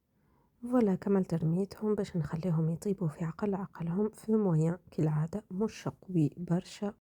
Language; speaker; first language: Arabic; native; Arabic